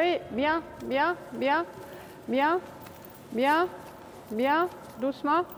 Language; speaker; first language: French; non-native, fluent; German